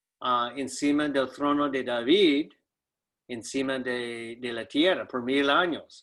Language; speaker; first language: Spanish; non-native, fluent; English